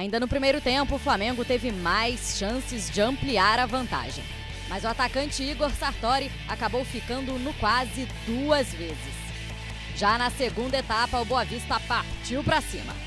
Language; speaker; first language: Portuguese; native; Portuguese